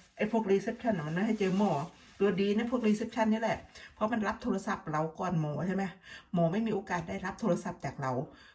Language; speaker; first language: Thai; native; Thai